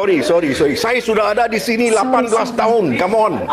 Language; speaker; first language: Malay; non-native, local second language; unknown